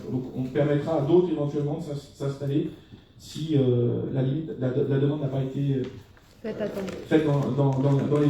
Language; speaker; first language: French; native; French